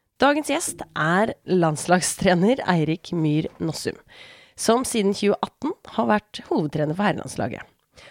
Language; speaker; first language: Norwegian; native; Norwegian